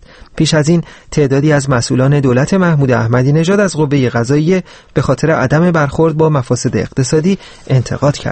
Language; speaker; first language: Persian; native; Persian